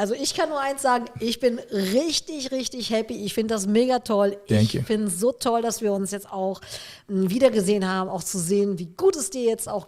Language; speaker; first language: German; native; German